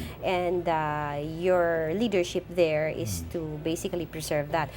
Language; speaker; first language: English; non-native, local second language; Filipino